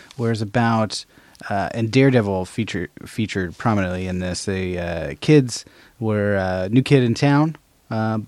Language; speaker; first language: English; native; English